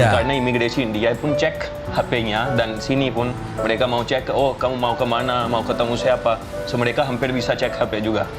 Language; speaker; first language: Indonesian; non-native, fluent; Hindi